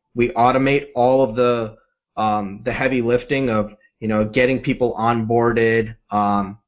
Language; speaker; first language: English; native; English